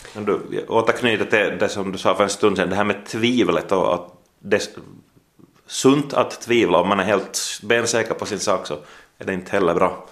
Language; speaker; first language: Swedish; native; Swedish